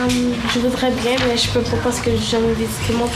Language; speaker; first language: French; early bilingual, other home language; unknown